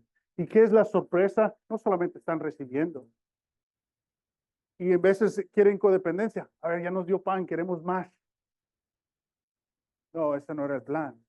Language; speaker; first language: Spanish; early bilingual, heritage; Spanish